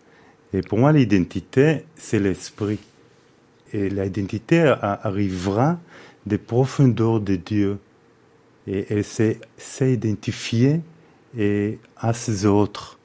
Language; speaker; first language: French; non-native, fluent; Hebrew